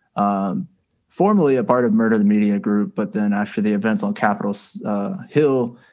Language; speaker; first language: English; native; English